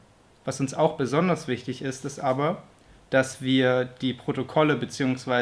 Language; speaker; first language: German; native; German